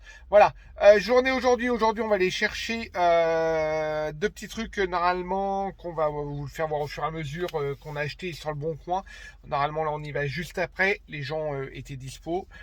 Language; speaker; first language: French; native; French